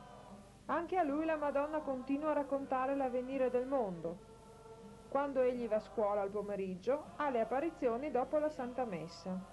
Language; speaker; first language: Italian; native; Italian